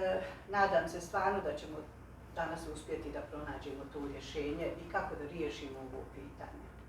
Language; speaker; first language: Bosnian; native; Bosnian